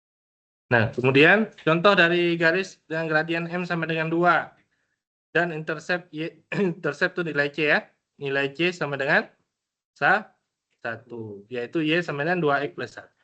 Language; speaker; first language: Indonesian; native; Indonesian